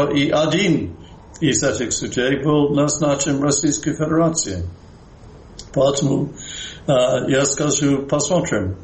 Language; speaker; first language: Russian; non-native, fluent; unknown